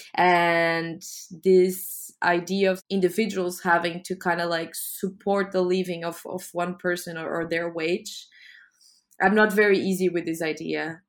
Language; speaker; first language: English; non-native, fluent; Portuguese